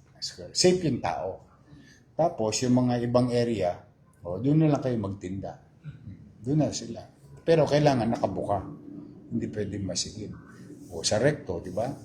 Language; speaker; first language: Filipino; native; Filipino